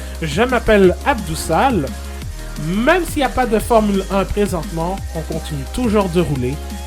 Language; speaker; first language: French; native; French